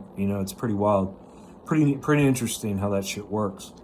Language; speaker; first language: English; native; English